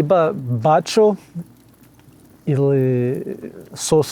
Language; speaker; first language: Russian; non-native, learner; English